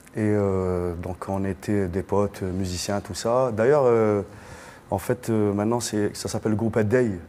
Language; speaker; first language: French; non-native, local second language; Arabic